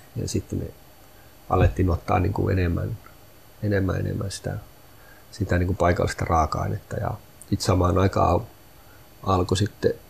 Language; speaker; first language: Finnish; native; Finnish